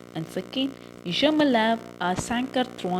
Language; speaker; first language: French; non-native, learner; Tamil